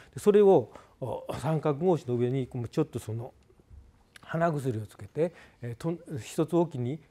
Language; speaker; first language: Japanese; native; Japanese